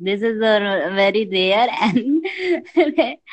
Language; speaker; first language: English; non-native, local second language; Hindi